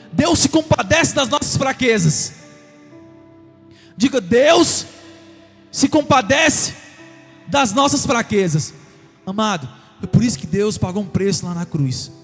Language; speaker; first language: Portuguese; native; Portuguese